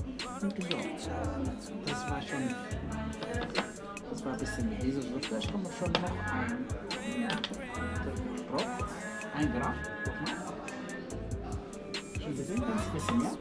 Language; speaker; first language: German; non-native, learner; Arabic